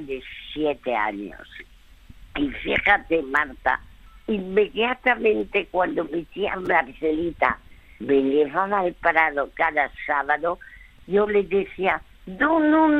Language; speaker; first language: Spanish; early bilingual, other home language; French